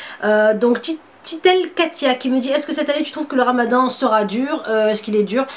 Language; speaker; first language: French; native; French